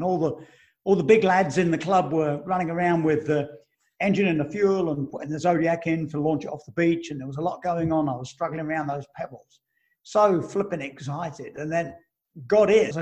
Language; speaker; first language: English; native; English